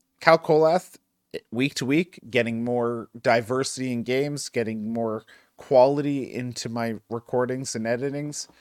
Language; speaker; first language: English; native; English